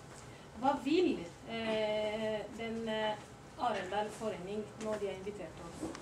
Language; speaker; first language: Norwegian; non-native, learner; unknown